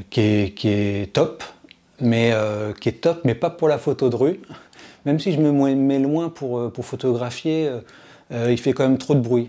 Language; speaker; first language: French; native; French